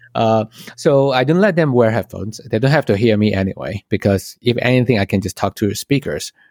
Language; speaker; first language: English; non-native, local second language; Chinese